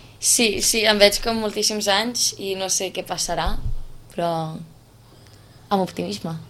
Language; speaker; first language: Catalan; non-native, fluent; Romanian